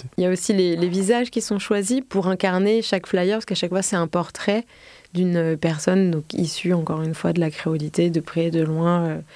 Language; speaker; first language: French; native; French